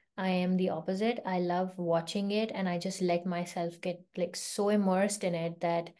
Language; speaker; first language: English; non-native, local second language; Hindi